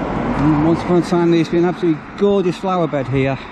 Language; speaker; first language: English; native; English